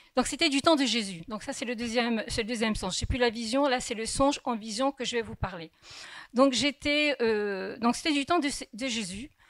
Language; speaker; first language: French; early bilingual, other home language; Kabyle